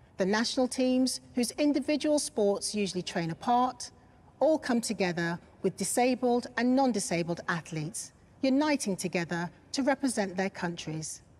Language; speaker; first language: English; native; English